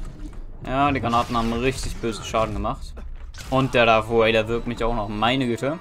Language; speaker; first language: German; native; German